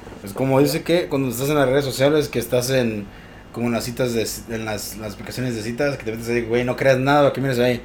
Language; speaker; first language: Spanish; native; Spanish